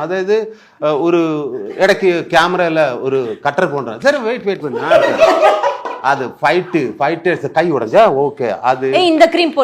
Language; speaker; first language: Tamil; non-native, learner; Malayalam